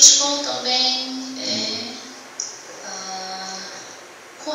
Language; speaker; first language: Portuguese; non-native, learner; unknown